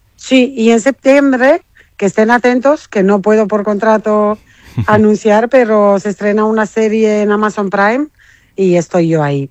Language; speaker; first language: Spanish; non-native, fluent; Italian